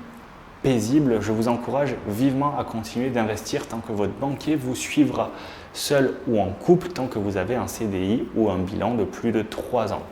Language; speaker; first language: French; native; French